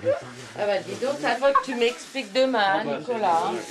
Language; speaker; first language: French; native; French